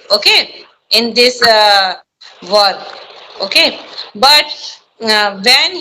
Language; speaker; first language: English; non-native, learner; Hindi